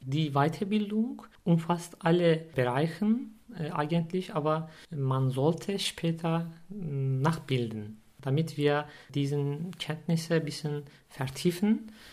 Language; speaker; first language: German; non-native, fluent; Turkish